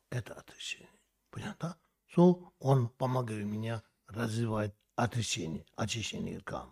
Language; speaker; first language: Russian; non-native, learner; Tibetan